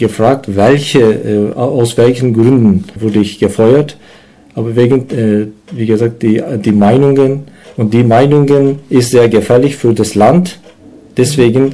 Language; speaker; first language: German; non-native, learner; Turkish